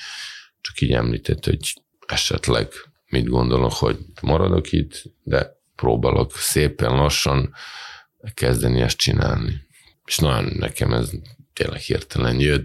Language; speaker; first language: Hungarian; non-native, fluent; Serbian